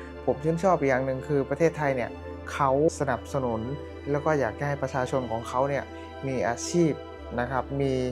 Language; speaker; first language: Thai; non-native, fluent; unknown